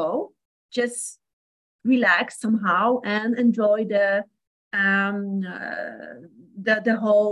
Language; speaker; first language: English; non-native, fluent; Polish